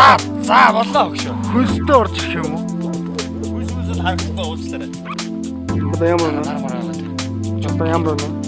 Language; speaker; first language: Mongolian; native; Mongolian